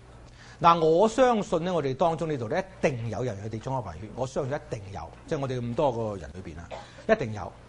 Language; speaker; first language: Chinese; native; Chinese